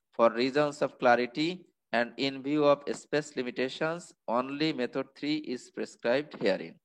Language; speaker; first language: English; non-native, local second language; Bangla